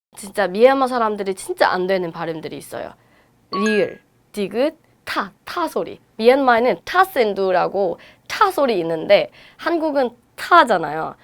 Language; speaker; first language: Korean; non-native, fluent; Burmese